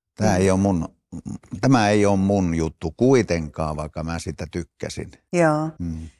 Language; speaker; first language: Finnish; native; Finnish